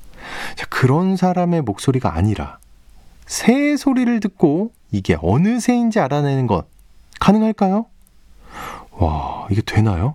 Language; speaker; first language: Korean; native; Korean